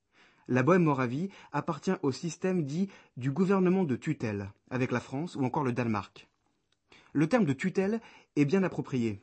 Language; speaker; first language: French; native; French